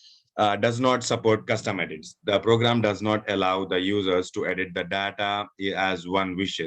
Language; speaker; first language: English; non-native, local second language; Urdu